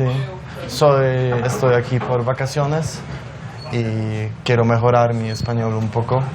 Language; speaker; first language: Spanish; non-native, learner; Polish